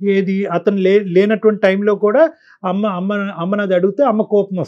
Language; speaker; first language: Telugu; native; Telugu